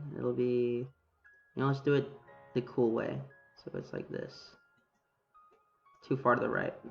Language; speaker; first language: English; native; English